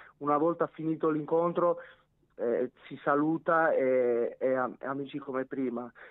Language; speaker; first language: Italian; non-native, fluent; Armenian